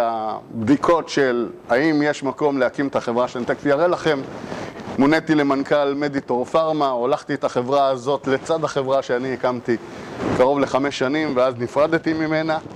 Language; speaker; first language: Hebrew; native; Hebrew